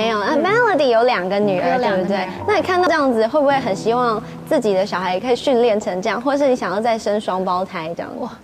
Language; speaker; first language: Chinese; native; Chinese